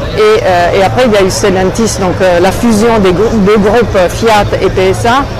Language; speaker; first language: French; non-native, fluent; Italian